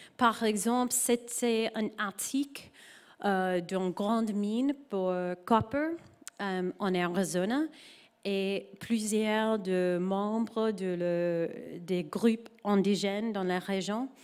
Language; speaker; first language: French; non-native, learner; English